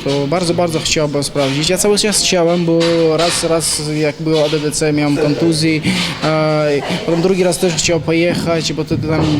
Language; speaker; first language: Polish; non-native, learner; Chechen